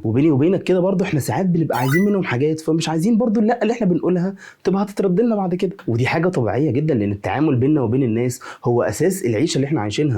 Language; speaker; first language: Arabic; native; Arabic